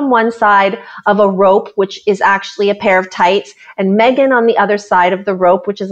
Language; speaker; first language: English; native; English